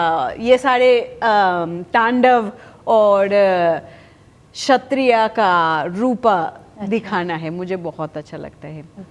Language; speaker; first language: Hindi; non-native, fluent; Spanish